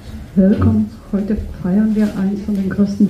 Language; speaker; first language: German; non-native, fluent; Russian